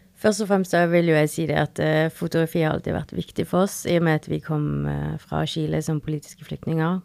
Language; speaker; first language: Norwegian; early bilingual, other home language; Spanish